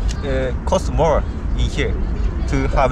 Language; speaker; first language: English; non-native, learner; Japanese